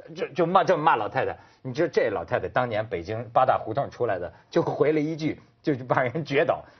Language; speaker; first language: Chinese; native; Chinese